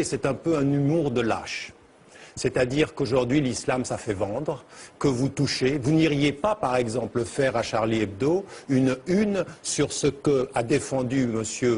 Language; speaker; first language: French; early bilingual, heritage; French